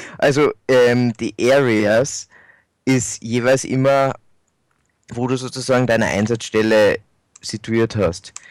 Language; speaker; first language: German; native; German